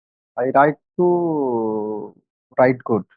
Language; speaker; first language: English; non-native, learner; Hindi